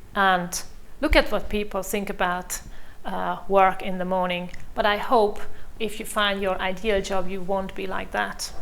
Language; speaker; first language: English; non-native, fluent; Hungarian